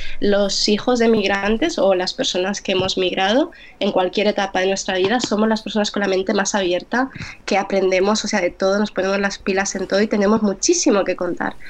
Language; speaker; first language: Spanish; early bilingual, other home language; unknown